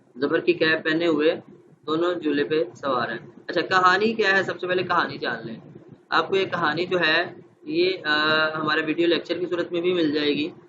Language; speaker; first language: Urdu; non-native, local second language; Punjabi